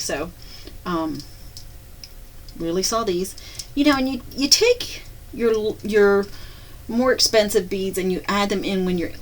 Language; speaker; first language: English; native; English